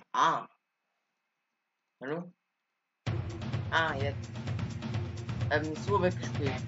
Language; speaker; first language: German; native; German